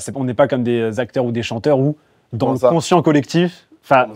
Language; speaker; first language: French; native; French